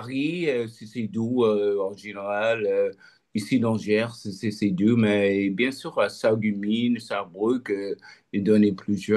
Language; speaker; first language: French; non-native, learner; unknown